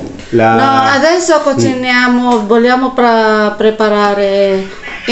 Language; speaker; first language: Italian; non-native, learner; Filipino